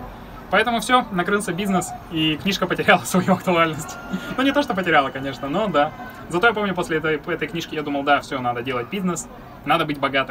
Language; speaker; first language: Russian; native; Russian